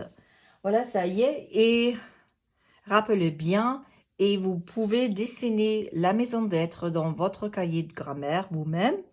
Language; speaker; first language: French; non-native, fluent; German